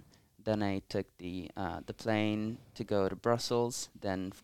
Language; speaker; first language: English; non-native, fluent; Italian